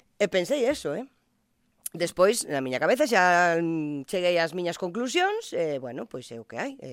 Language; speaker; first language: Galician; non-native, local second language; Spanish